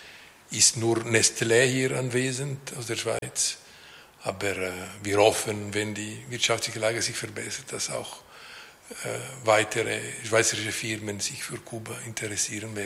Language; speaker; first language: German; non-native, local second language; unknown